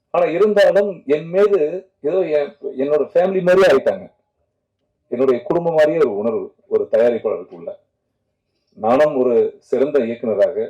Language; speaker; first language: Tamil; native; Tamil